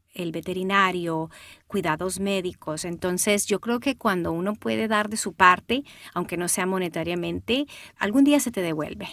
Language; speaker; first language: Spanish; early bilingual, heritage; Spanish